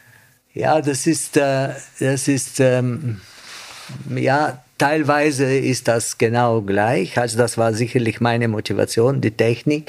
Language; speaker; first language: German; non-native, fluent; Bulgarian